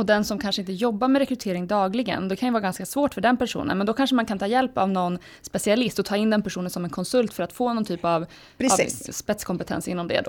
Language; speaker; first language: Swedish; native; Swedish